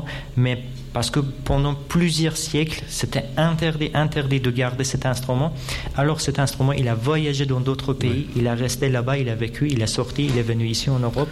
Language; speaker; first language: French; non-native, fluent; Persian